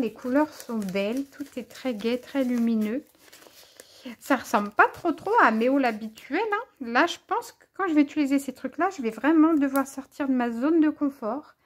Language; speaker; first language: French; native; French